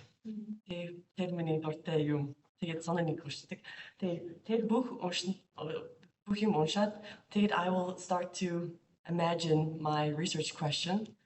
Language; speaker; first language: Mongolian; non-native, fluent; English